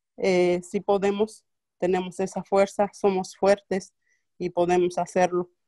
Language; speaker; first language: Spanish; non-native, local second language; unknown